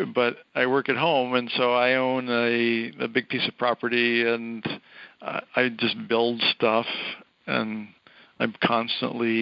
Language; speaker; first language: English; native; English